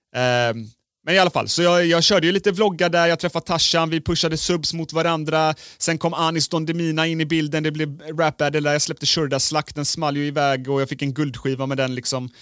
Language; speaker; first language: Swedish; native; Swedish